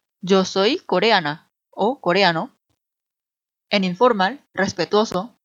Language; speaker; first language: Spanish; non-native, fluent; Korean